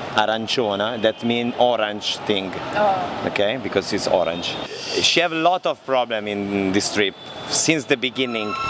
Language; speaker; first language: English; non-native, learner; Italian